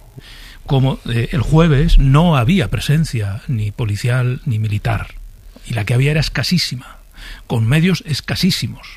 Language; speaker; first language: Spanish; native; Spanish